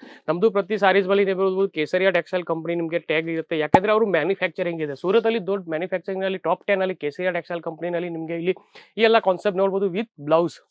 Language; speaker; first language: Kannada; non-native, local second language; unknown